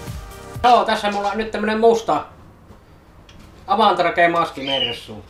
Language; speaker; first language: Finnish; native; Finnish